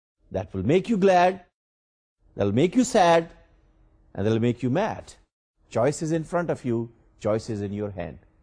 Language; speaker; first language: English; non-native, local second language; Urdu